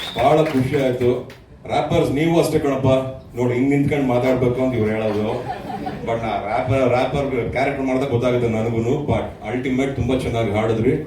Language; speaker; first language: Kannada; native; Kannada